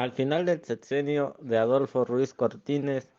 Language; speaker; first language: Spanish; native; Spanish